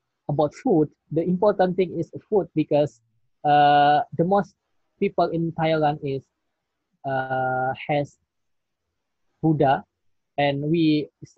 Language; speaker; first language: English; non-native, learner; Indonesian